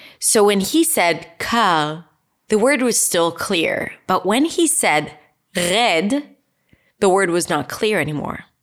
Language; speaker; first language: English; non-native, fluent; Hebrew